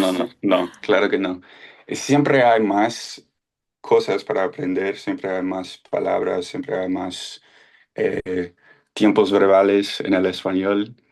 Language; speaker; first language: Spanish; non-native, fluent; English